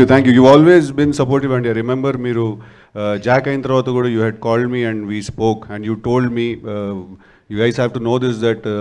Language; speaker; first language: Telugu; native; Telugu